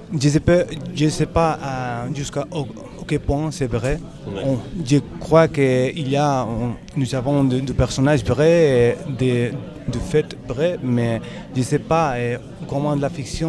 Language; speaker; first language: French; non-native, learner; Spanish